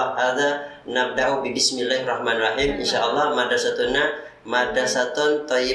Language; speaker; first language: Arabic; non-native, learner; Indonesian